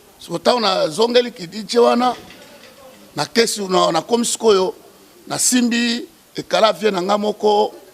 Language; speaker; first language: Lingala; native; Lingala